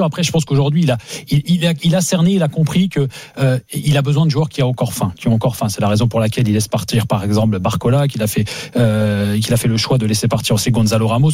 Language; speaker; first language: French; native; French